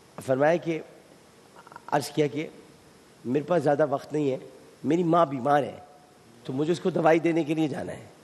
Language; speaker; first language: Urdu; native; Urdu